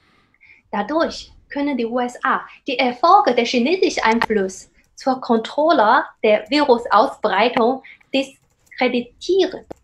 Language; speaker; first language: German; non-native, fluent; Chinese